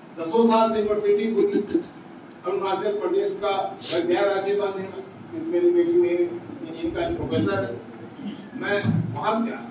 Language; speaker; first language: Hindi; native; Hindi